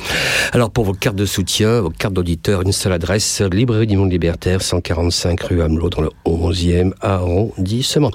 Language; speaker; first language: French; native; French